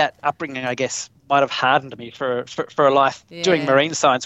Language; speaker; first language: English; native; English